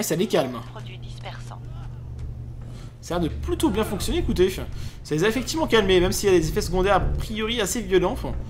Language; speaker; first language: French; native; French